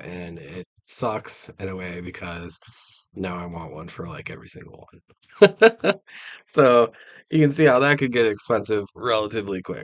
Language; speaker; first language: English; native; English